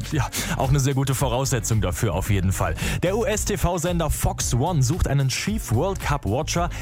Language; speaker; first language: German; native; German